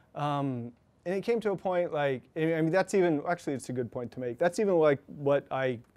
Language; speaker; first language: English; native; English